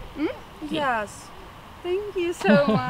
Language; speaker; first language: English; non-native, learner; Russian